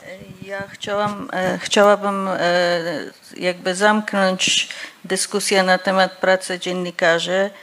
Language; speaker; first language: Polish; non-native, fluent; Persian